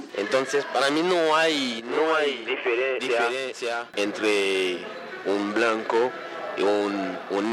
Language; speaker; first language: Spanish; non-native, local second language; Haitian Creole